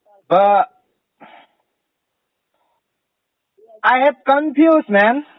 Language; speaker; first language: English; non-native, learner; Manipuri